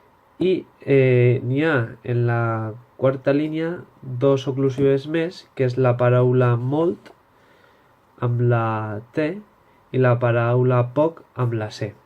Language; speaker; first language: Catalan; non-native, local second language; Spanish